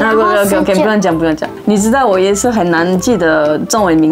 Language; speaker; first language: Chinese; non-native, fluent; French